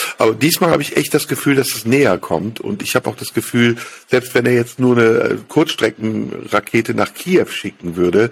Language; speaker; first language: German; native; German